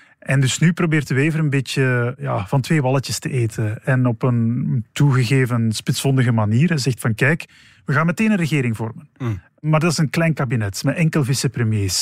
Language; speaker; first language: Dutch; native; Dutch